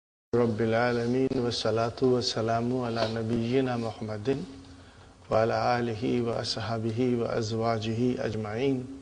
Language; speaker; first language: Arabic; non-native, fluent; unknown